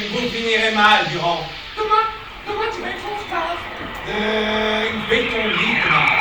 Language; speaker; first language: French; native; French